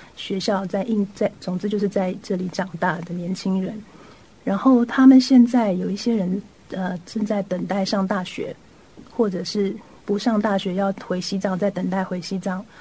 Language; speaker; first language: Chinese; native; Chinese